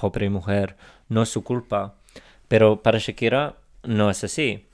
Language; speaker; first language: Spanish; non-native, fluent; English